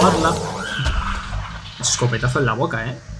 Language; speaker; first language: Spanish; native; Spanish